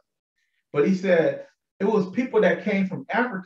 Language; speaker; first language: English; native; English